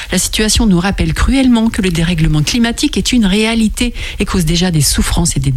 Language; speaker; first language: French; native; French